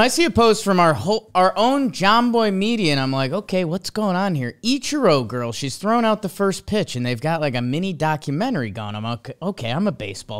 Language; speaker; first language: English; native; English